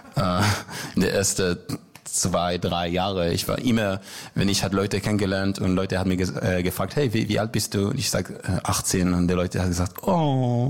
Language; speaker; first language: German; non-native, learner; Hebrew